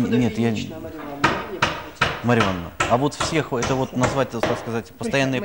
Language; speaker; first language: Russian; native; Russian